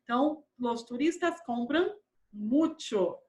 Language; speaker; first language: Spanish; non-native, fluent; Portuguese